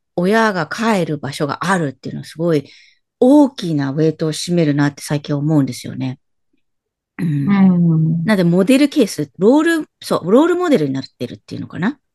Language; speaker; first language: Japanese; native; Japanese